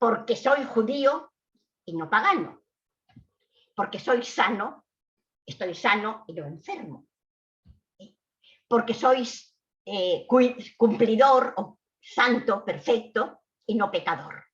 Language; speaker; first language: Spanish; native; Spanish